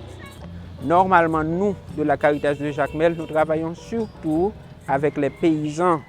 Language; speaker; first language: French; non-native, local second language; Haitian Creole